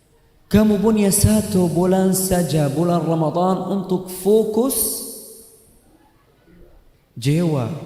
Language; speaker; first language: Indonesian; non-native, fluent; Arabic